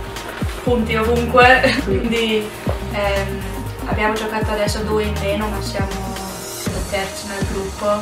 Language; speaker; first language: Italian; non-native, learner; English